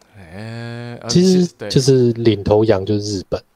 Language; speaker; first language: Chinese; native; Chinese